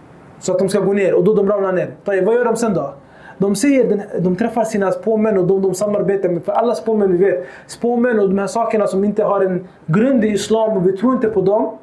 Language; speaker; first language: Swedish; early bilingual, other home language; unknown